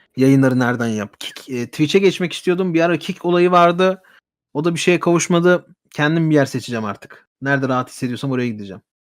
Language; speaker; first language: Turkish; native; Turkish